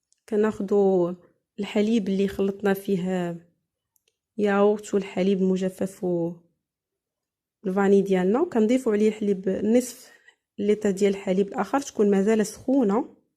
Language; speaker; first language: Arabic; native; Arabic